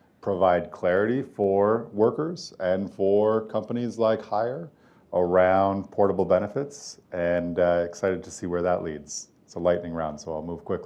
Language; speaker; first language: English; native; English